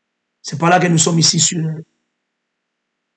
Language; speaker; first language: French; non-native, local second language; Lingala